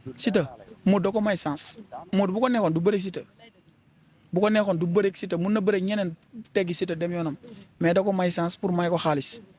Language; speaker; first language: Wolof; native; Wolof